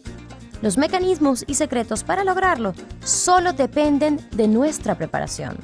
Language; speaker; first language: Spanish; native; Spanish